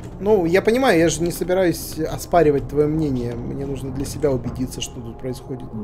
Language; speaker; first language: Russian; non-native, fluent; Ukrainian